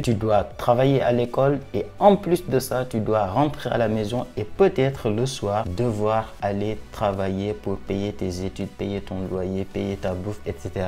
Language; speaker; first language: French; non-native, local second language; Wolof